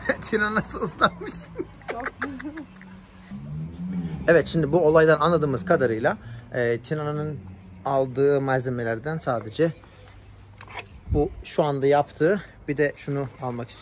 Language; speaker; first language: Turkish; native; Turkish